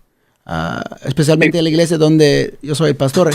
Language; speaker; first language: Spanish; early bilingual, heritage; Spanish